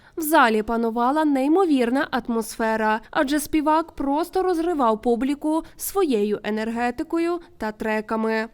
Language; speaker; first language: Ukrainian; native; Ukrainian